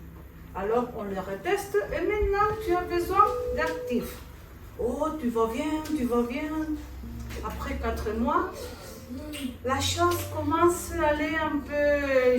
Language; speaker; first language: French; non-native, fluent; Spanish